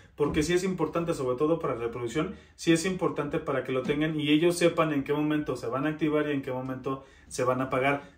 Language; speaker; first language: Spanish; native; Spanish